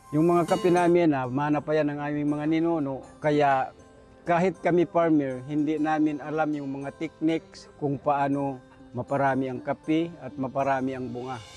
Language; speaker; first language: Filipino; non-native, local second language; Tausug